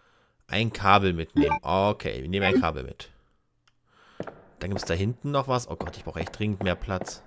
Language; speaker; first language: German; native; German